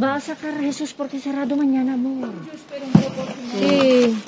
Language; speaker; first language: Spanish; non-native, learner; Filipino